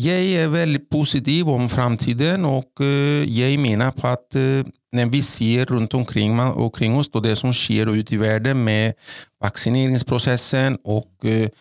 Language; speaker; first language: Norwegian; non-native, fluent; Greek